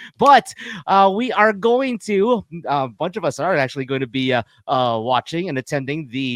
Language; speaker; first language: English; native; English